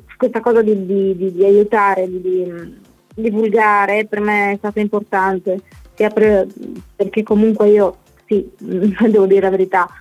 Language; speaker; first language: Italian; native; Italian